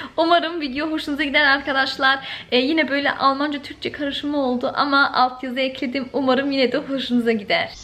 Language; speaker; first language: Turkish; early bilingual, heritage; Turkish